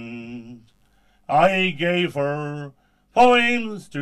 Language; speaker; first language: English; native; English